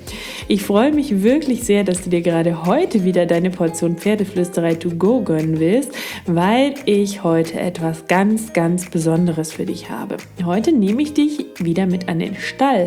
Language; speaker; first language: German; native; German